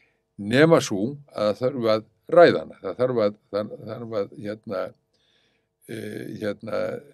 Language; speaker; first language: Icelandic; native; Icelandic